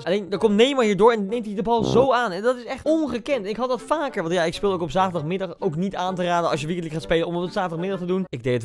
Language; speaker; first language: Dutch; native; Dutch